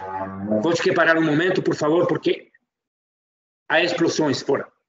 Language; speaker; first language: Portuguese; non-native, fluent; Spanish